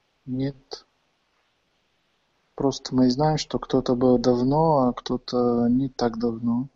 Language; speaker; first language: Russian; non-native, fluent; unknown